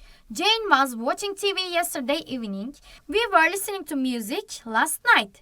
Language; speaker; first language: English; non-native, fluent; Turkish